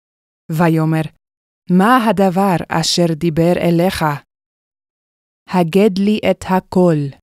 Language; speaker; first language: Hebrew; non-native, fluent; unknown